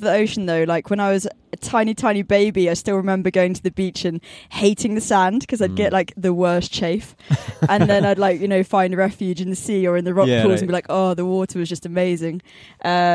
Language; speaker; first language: English; native; English